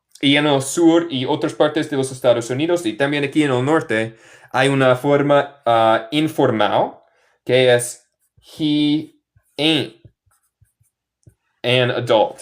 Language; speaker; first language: Spanish; non-native, fluent; English